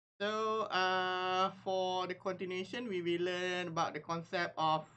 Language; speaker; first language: English; non-native, local second language; Malay